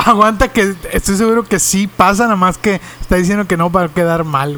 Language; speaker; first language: Spanish; native; Spanish